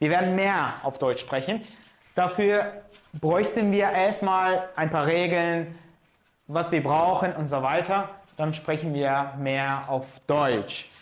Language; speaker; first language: German; non-native, fluent; Azerbaijani